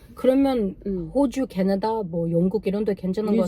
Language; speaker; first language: Korean; non-native, learner; English